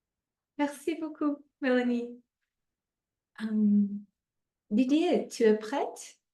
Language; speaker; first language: French; non-native, fluent; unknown